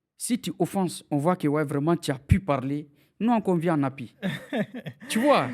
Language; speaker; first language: French; non-native, local second language; Fula